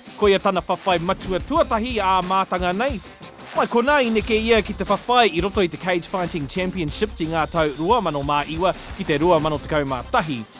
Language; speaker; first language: Māori; non-native, local second language; English